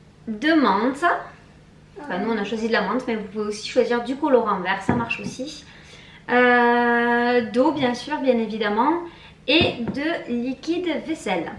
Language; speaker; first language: French; native; French